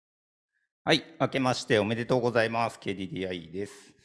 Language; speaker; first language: Japanese; native; Japanese